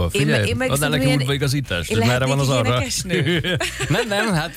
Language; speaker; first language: Hungarian; native; Hungarian